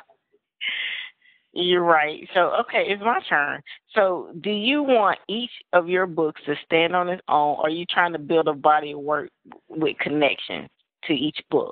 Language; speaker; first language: English; native; English